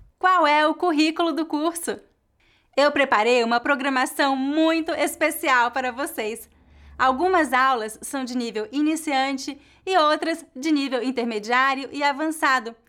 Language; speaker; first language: Portuguese; native; Portuguese